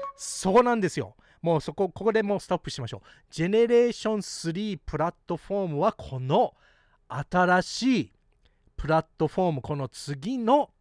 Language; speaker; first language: Japanese; early bilingual, heritage; Japanese